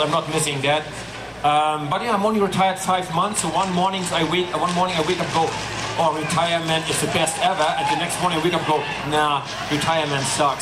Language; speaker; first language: English; non-native, fluent; German